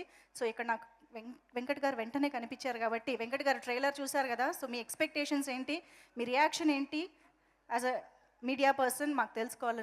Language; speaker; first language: Telugu; native; Telugu